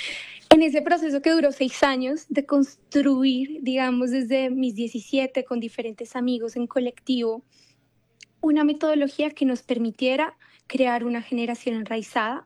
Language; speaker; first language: Spanish; native; Spanish